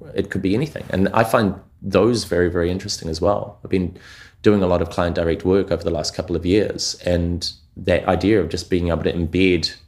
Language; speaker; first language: English; native; English